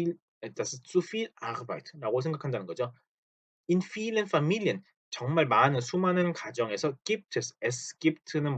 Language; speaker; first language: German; non-native, fluent; Korean